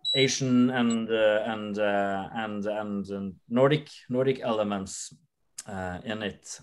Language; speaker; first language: English; non-native, fluent; Norwegian